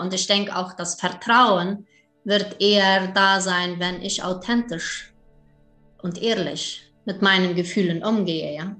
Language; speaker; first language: German; early bilingual, heritage; German